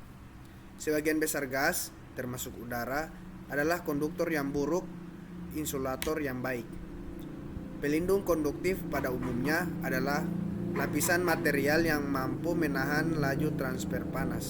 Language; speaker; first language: Indonesian; native; Indonesian